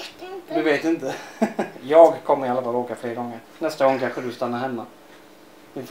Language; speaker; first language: Swedish; native; Swedish